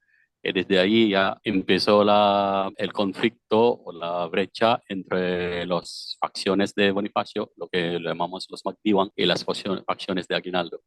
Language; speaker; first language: Spanish; non-native, fluent; Filipino